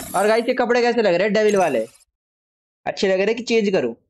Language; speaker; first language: Hindi; non-native, local second language; Gujarati